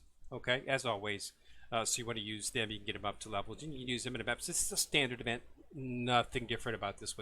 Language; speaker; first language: English; native; English